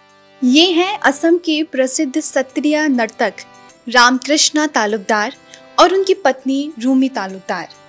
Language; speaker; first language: Hindi; native; Hindi